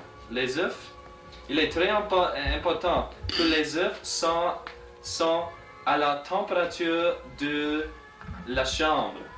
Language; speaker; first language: French; non-native, learner; English